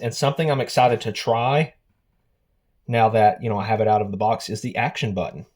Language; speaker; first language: English; native; English